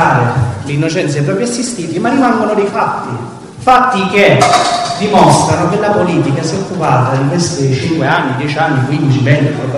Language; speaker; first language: Italian; native; Italian